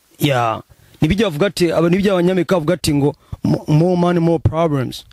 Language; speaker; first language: Rundi; early bilingual, heritage; Rundi